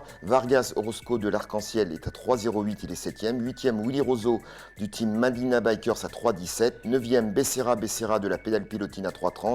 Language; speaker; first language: French; native; French